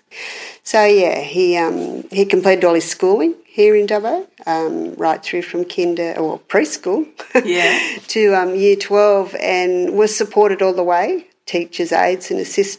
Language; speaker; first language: English; native; English